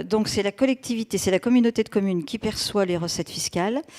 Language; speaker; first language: French; native; French